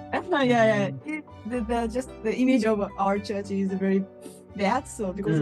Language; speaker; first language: English; non-native, learner; Japanese